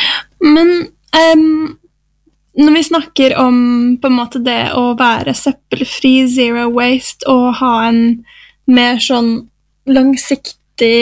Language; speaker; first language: Norwegian; native; Norwegian